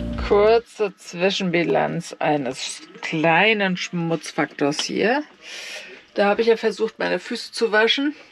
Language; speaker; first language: German; native; German